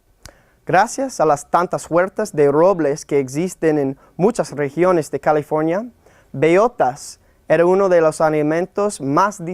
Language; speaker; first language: Spanish; non-native, learner; English